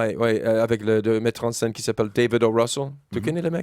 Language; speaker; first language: French; non-native, fluent; English